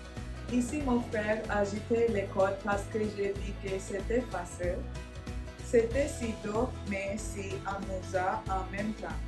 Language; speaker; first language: French; non-native, learner; English